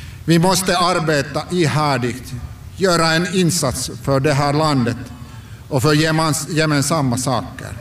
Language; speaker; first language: Swedish; non-native, local second language; Finnish